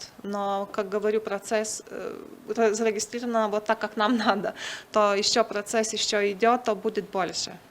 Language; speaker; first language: Russian; non-native, fluent; Lithuanian